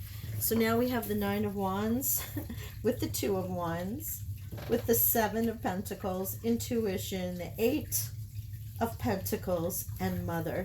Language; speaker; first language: English; native; English